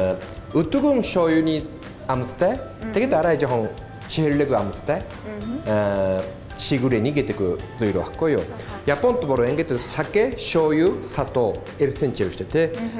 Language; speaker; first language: Mongolian; non-native, fluent; Japanese